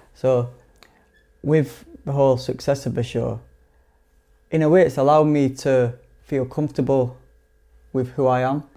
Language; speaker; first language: English; native; English